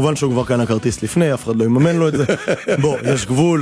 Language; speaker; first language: Hebrew; native; Hebrew